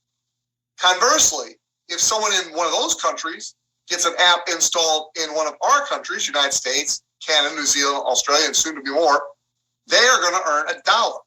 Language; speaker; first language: English; native; English